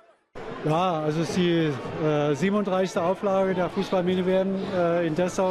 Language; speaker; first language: German; native; German